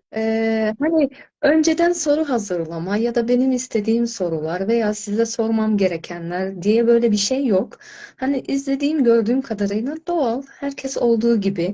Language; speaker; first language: Turkish; non-native, fluent; Azerbaijani